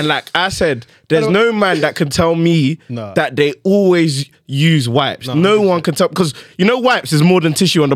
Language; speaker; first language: English; native; English